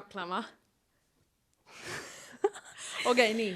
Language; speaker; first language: Estonian; native; Estonian